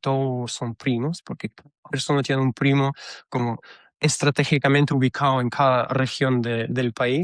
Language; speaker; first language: Spanish; non-native, fluent; Russian